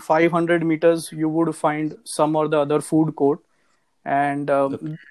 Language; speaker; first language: English; non-native, local second language; Hindi